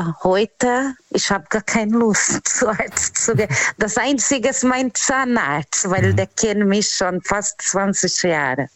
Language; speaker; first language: German; non-native, learner; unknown